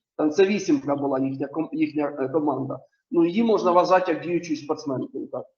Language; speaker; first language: Ukrainian; native; Ukrainian